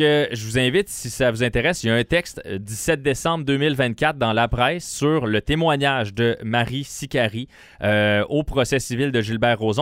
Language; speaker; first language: French; native; French